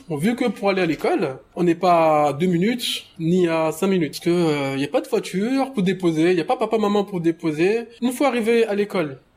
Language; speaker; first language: French; early bilingual, other home language; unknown